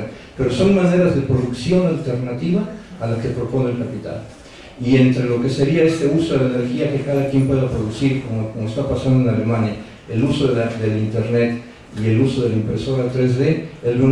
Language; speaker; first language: Spanish; native; Spanish